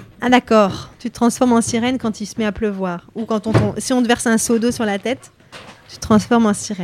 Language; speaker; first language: French; native; French